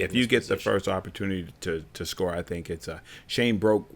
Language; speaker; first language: English; native; English